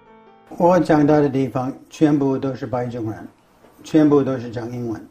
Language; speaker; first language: Chinese; non-native, fluent; English